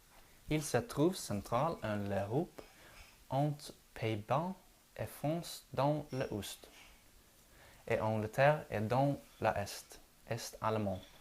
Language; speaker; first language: French; non-native, learner; Norwegian